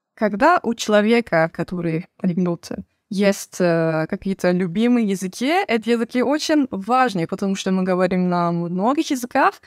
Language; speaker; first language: Russian; non-native, learner; Turkish